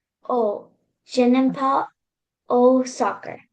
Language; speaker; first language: French; non-native, learner; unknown